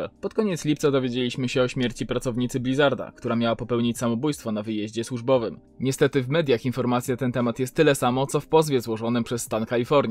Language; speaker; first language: Polish; native; Polish